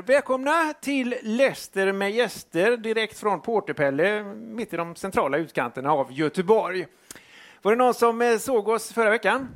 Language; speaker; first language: Swedish; native; Swedish